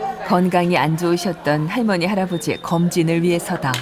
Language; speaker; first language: Korean; native; Korean